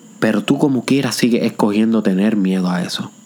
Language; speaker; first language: Spanish; native; Spanish